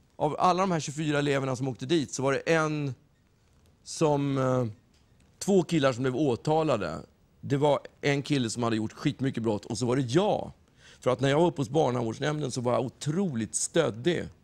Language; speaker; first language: Swedish; native; Swedish